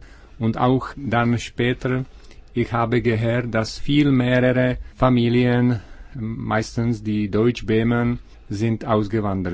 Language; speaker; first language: German; non-native, learner; Czech